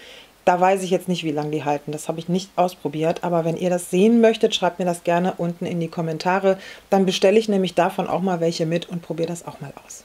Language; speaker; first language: German; native; German